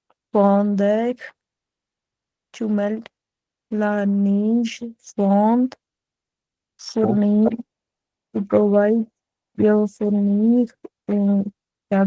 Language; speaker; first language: French; non-native, learner; Punjabi